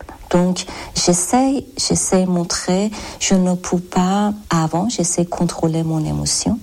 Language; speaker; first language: French; non-native, learner; Persian